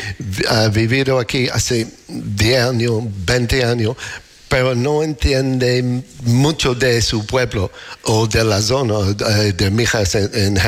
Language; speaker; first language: Spanish; non-native, learner; English